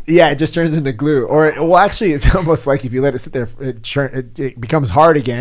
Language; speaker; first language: English; native; English